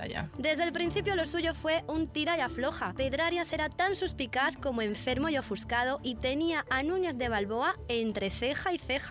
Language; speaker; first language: Spanish; native; Spanish